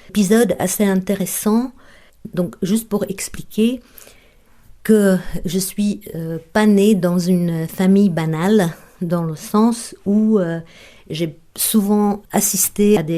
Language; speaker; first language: French; non-native, fluent; Czech